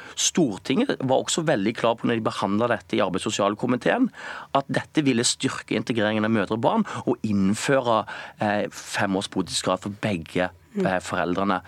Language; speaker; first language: Norwegian; native; Norwegian